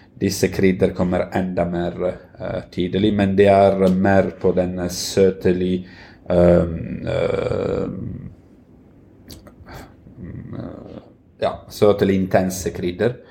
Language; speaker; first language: Norwegian; non-native, fluent; Italian